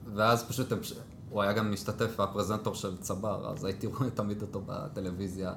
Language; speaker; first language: Hebrew; native; Hebrew